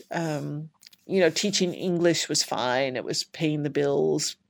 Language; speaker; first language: English; native; English